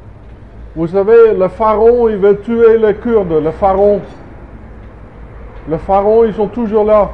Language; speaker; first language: French; non-native, learner; English